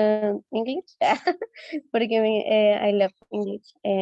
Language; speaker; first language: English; non-native, learner; Spanish